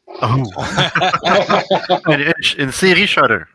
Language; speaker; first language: French; native; French